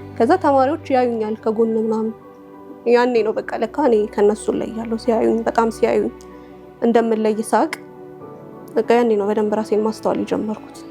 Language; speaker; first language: Amharic; native; Amharic